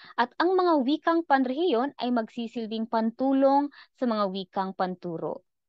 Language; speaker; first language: Filipino; non-native, local second language; Cebuano